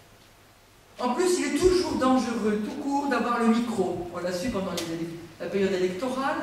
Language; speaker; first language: French; native; French